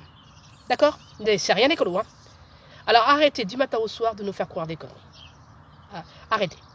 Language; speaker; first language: French; native; French